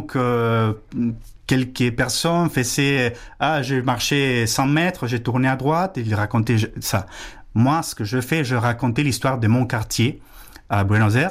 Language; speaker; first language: French; non-native, fluent; Spanish